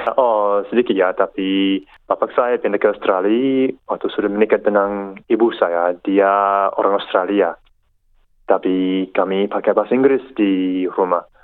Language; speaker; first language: Indonesian; non-native, learner; English